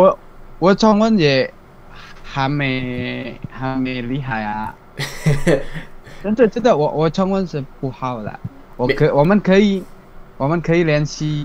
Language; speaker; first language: Chinese; non-native, learner; Indonesian